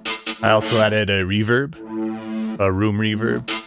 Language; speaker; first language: English; native; English